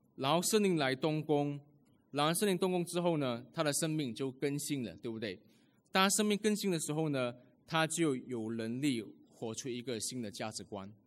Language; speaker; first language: Chinese; early bilingual, heritage; Chinese